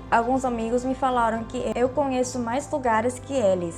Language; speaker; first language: Portuguese; non-native, fluent; Korean